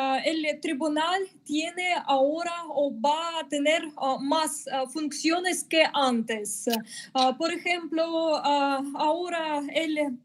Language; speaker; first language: Spanish; non-native, fluent; Russian